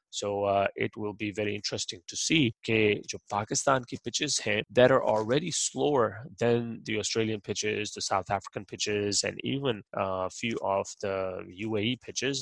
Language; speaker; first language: English; non-native, local second language; Urdu